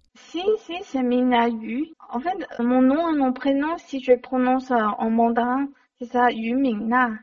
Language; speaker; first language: French; non-native, learner; Chinese